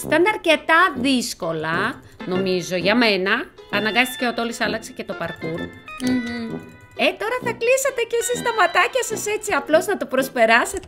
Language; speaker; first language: Greek; native; Greek